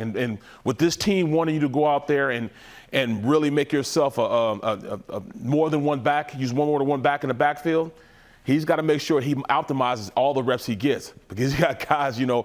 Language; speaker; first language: English; native; English